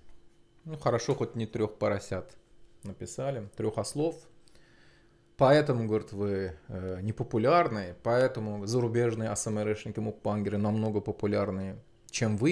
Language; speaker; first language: Russian; non-native, fluent; Azerbaijani